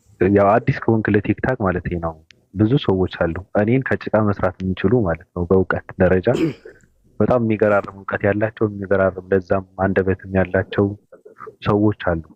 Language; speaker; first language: Amharic; native; Amharic